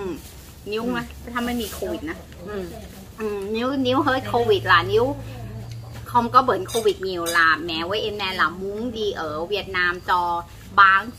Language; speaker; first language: Vietnamese; non-native, learner; Thai